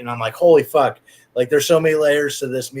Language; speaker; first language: English; native; English